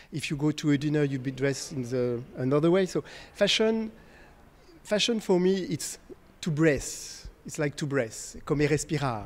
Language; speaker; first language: English; non-native, fluent; French